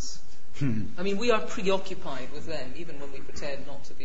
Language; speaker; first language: English; native; English